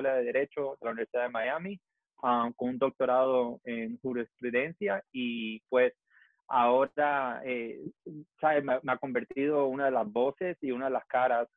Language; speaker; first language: Spanish; early bilingual, heritage; Spanish